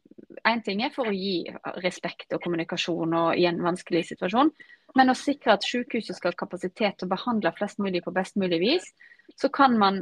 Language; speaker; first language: Norwegian; native; Norwegian